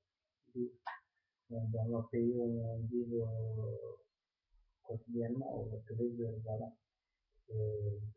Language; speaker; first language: French; non-native, fluent; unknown